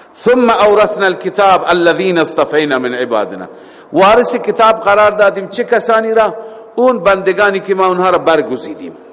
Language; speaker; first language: Persian; native; Persian